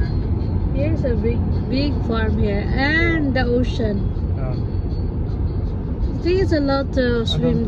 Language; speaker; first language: English; non-native, learner; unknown